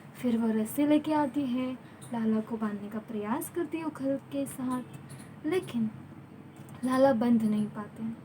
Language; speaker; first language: Hindi; non-native, local second language; Marathi